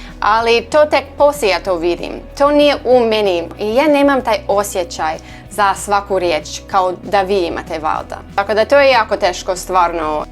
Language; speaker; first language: Croatian; non-native, learner; English